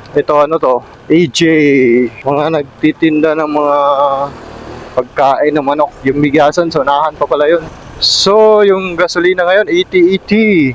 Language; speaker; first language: Filipino; non-native, local second language; Cebuano